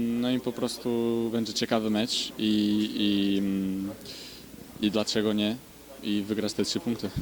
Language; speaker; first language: Polish; non-native, fluent; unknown